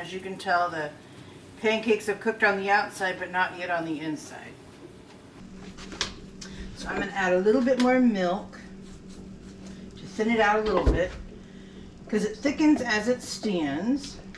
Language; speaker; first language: English; native; English